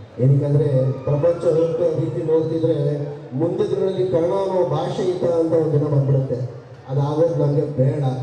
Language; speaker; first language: Kannada; non-native, local second language; Urdu